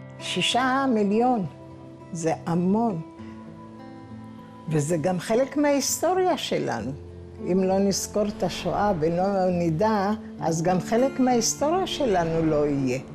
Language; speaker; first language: Hebrew; early bilingual, other home language; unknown